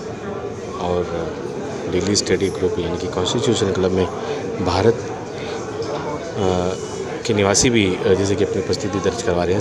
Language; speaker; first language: Hindi; native; Hindi